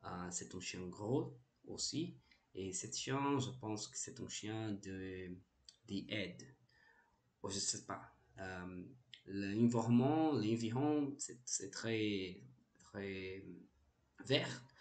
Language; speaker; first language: French; non-native, learner; Portuguese